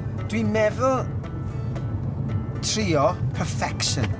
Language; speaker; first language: Welsh; non-native, learner; English